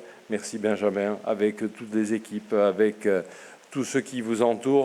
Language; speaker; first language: French; native; French